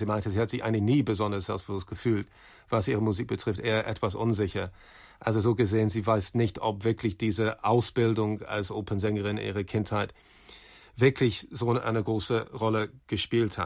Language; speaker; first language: German; non-native, fluent; English